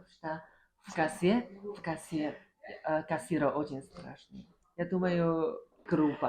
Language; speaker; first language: Russian; non-native, learner; Chinese